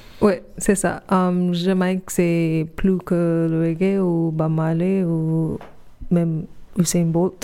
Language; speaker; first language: French; non-native, fluent; English